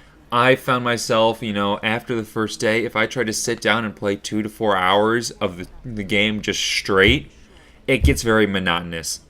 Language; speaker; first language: English; native; English